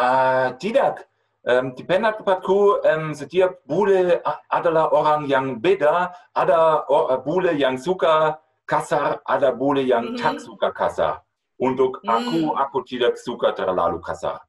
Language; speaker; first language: Indonesian; non-native, fluent; German